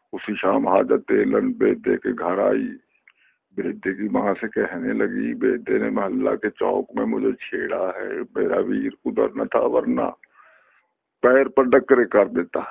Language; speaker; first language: Urdu; non-native, local second language; Punjabi